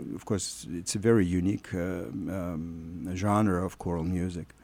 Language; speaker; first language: English; non-native, fluent; Russian